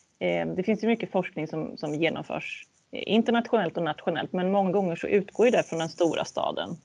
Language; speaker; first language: Swedish; native; Swedish